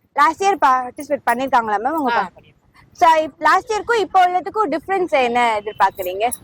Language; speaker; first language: Tamil; native; Tamil